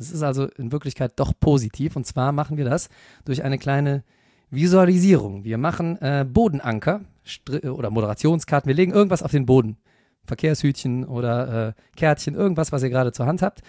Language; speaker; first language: German; native; German